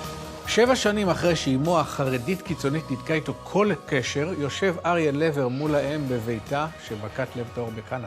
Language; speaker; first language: Hebrew; native; Hebrew